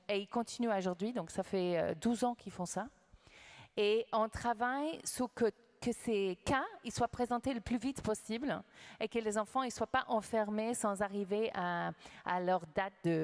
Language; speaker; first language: French; non-native, fluent; English